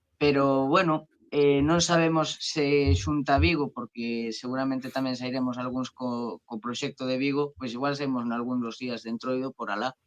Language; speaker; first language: Galician; native; Galician